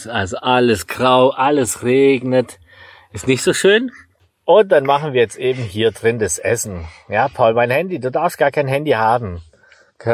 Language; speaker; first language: German; native; German